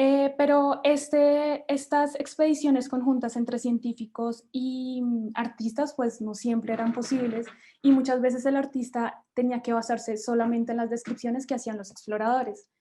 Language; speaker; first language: Spanish; native; Spanish